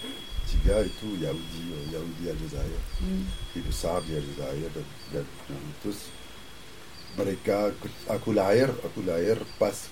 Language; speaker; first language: Indonesian; non-native, fluent; French